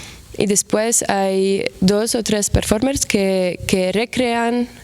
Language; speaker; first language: Spanish; non-native, fluent; Arabic